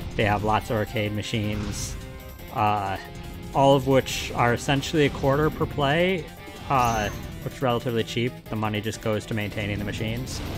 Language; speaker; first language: English; native; English